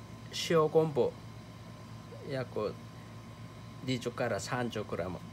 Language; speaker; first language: Japanese; non-native, fluent; Korean